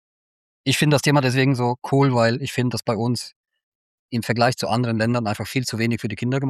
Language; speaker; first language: German; native; German